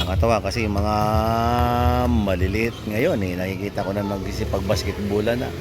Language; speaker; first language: Filipino; non-native, local second language; Bikol